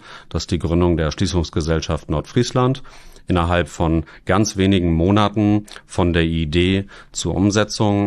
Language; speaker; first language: German; native; German